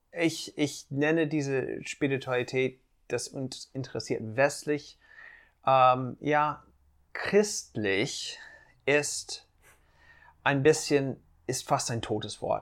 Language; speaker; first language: German; non-native, fluent; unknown